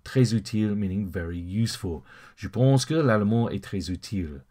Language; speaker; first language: French; non-native, fluent; English